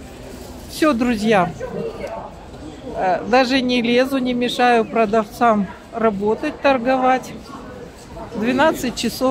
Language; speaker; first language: Russian; native; Russian